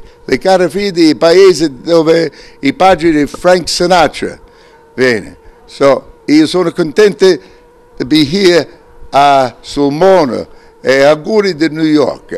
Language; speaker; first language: Italian; early bilingual, heritage; English